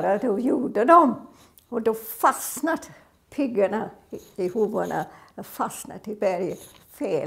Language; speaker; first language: Swedish; non-native, fluent; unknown